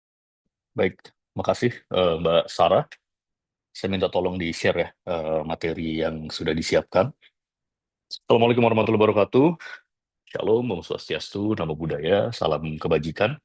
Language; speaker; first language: Indonesian; native; Indonesian